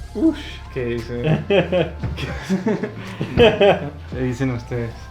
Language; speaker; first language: Spanish; native; Spanish